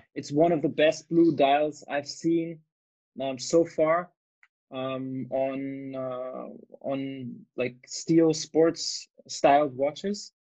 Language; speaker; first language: English; non-native, fluent; German